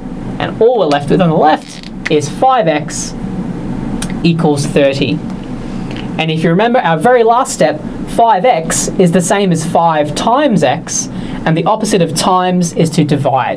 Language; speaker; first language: English; native; English